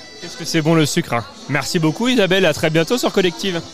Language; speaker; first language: French; native; French